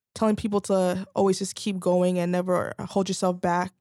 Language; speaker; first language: English; native; English